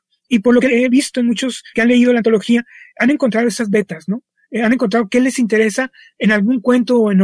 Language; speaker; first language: Spanish; native; Spanish